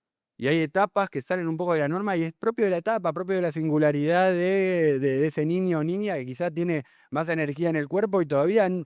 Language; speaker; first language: Spanish; native; Spanish